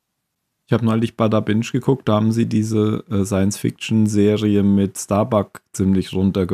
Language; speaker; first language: German; native; German